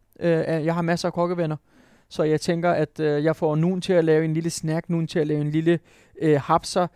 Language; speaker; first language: Danish; non-native, fluent; Turkish